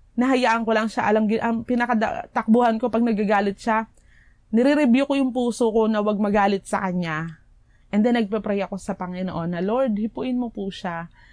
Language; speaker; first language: Filipino; native; Filipino